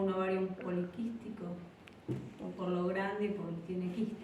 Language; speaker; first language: Spanish; native; Spanish